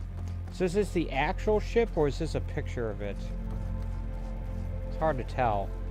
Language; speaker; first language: English; native; English